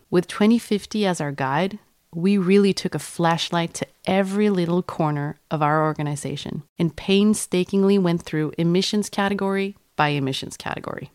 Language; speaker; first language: English; non-native, fluent; Swedish